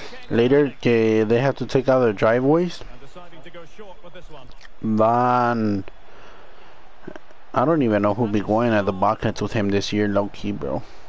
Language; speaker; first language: English; early bilingual, other home language; Spanish